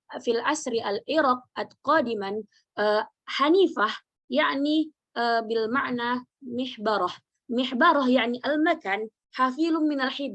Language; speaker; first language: Arabic; non-native, learner; Indonesian